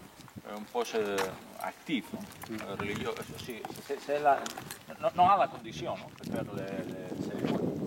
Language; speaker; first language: French; non-native, learner; Spanish